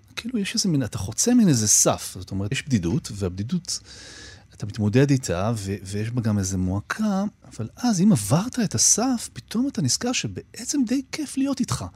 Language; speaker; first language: Hebrew; native; Hebrew